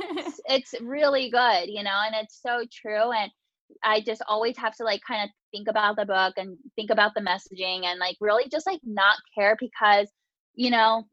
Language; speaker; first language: English; early bilingual, other home language; Japanese